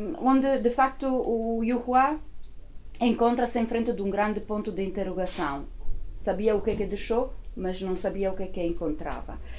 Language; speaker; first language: Portuguese; non-native, fluent; Italian